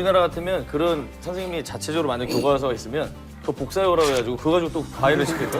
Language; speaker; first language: Korean; native; Korean